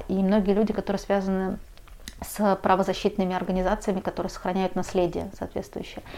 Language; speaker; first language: Russian; native; Russian